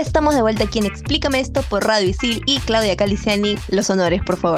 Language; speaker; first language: Spanish; native; Spanish